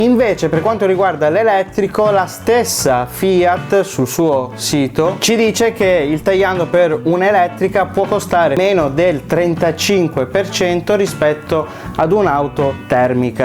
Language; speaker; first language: Italian; native; Italian